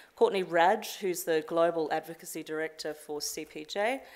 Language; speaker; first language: English; native; English